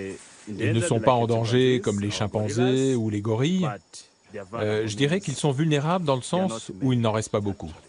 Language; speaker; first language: French; non-native, local second language; Kinyarwanda